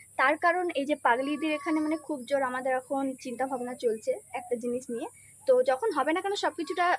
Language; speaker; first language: Bangla; non-native, local second language; Santali